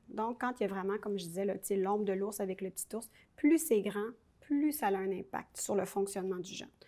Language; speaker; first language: French; native; French